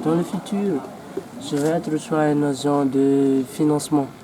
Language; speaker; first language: French; non-native, local second language; Malagasy